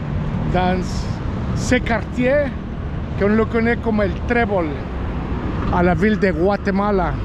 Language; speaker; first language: French; non-native, fluent; Spanish